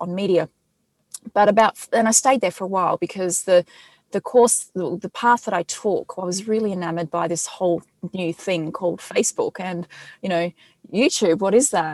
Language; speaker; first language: English; native; English